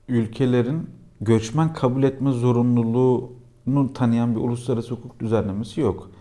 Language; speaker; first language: Turkish; native; Turkish